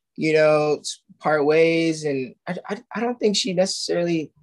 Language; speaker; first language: English; native; English